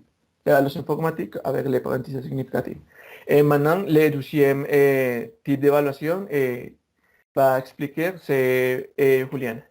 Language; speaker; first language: French; non-native, learner; Spanish